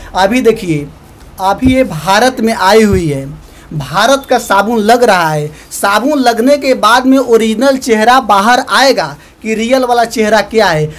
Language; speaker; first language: Hindi; native; Hindi